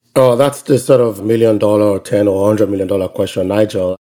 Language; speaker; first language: English; non-native, local second language; Yoruba